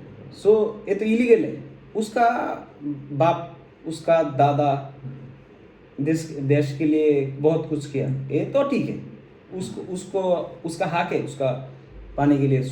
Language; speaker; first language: Hindi; non-native, fluent; Bangla